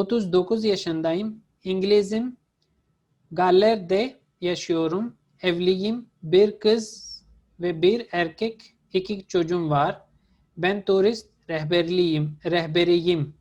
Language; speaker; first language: Turkish; non-native, fluent; Urdu